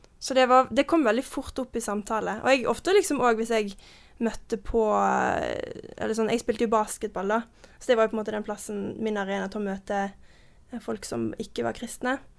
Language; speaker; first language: Norwegian; early bilingual, heritage; Norwegian